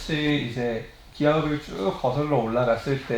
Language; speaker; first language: Korean; native; Korean